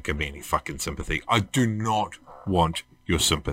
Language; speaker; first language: English; native; English